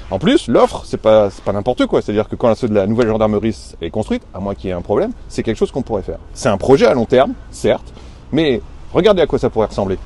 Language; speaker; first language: French; native; French